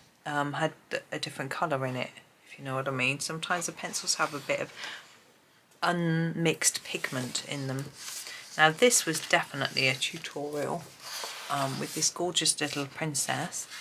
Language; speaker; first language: English; native; English